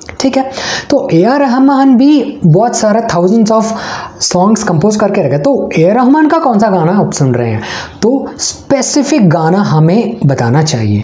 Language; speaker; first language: Hindi; non-native, local second language; Tamil